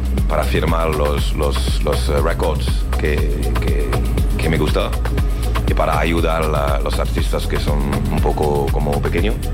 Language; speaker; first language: Spanish; non-native, learner; French